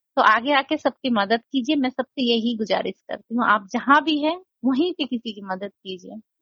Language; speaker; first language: Hindi; non-native, local second language; Nepali